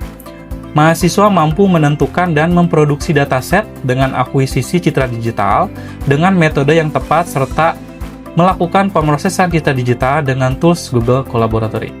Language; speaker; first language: Indonesian; native; Indonesian